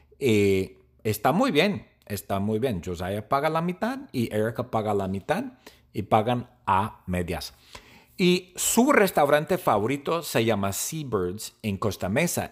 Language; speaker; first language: Spanish; non-native, learner; English